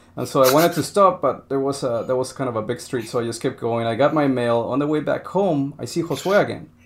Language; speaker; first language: English; non-native, fluent; Spanish